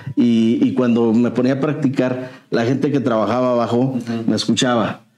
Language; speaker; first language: Spanish; native; Spanish